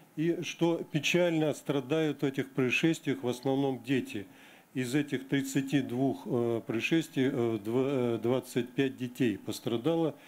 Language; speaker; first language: Russian; native; Russian